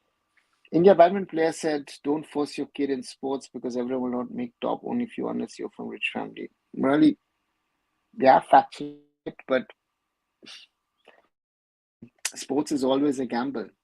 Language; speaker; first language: English; non-native, local second language; Bangla